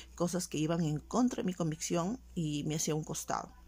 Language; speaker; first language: Spanish; native; Spanish